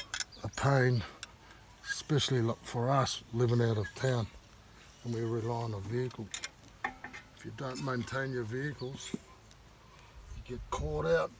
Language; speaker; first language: English; native; English